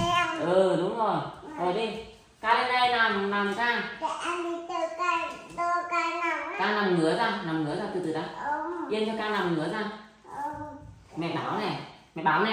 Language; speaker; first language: Vietnamese; native; Vietnamese